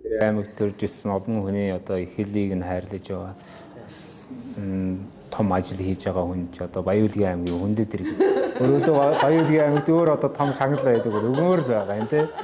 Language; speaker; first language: Mongolian; non-native, local second language; Kazakh